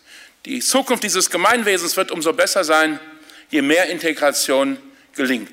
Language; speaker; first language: German; native; German